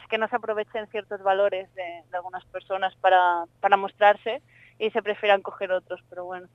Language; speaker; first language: Spanish; native; Spanish